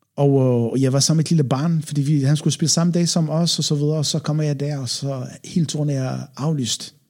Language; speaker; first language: Danish; non-native, fluent; Arabic